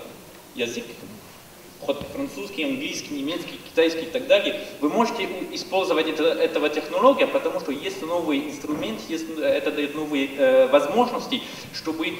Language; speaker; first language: Russian; non-native, fluent; French